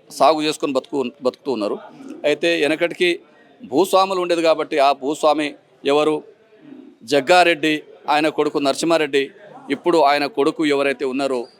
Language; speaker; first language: Telugu; non-native, local second language; Lambadi